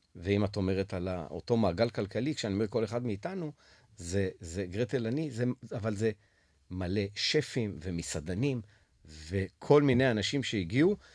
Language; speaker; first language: Hebrew; native; Hebrew